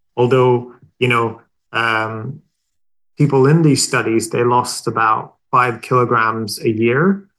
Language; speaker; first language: English; non-native, fluent; Swedish